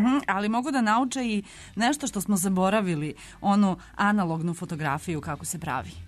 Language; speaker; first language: Serbian; native; Serbian